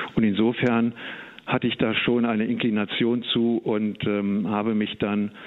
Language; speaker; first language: German; native; German